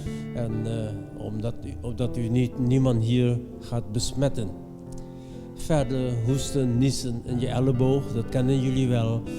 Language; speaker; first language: Dutch; non-native, fluent; Indonesian